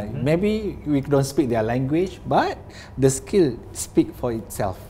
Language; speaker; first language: English; non-native, local second language; Malay